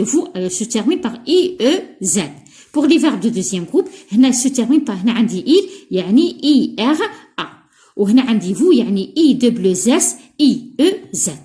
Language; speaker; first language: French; non-native, local second language; Arabic